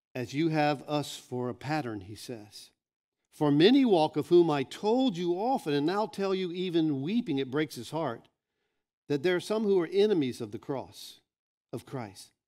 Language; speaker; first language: English; native; English